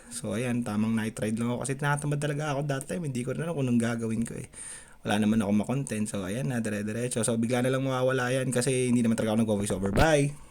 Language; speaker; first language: Filipino; native; Filipino